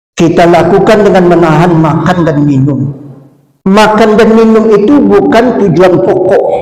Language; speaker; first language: Malay; non-native, local second language; Minangkabau